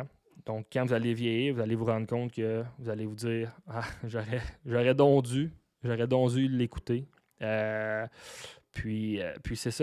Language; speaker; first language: French; native; French